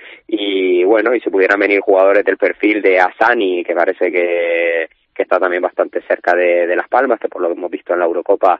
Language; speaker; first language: Spanish; native; Spanish